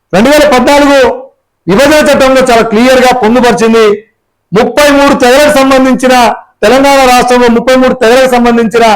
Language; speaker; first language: Telugu; non-native, local second language; Lambadi